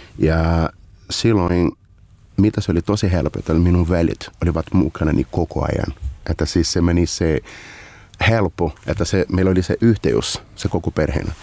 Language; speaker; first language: Finnish; non-native, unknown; Portuguese